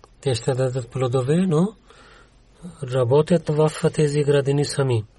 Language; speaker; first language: Bulgarian; non-native, learner; Urdu